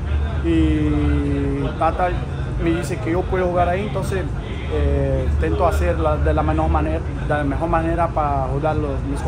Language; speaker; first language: Spanish; non-native, learner; Portuguese